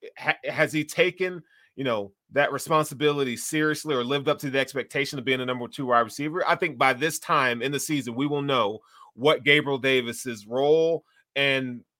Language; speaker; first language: English; native; English